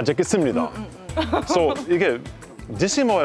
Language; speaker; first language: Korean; non-native, learner; English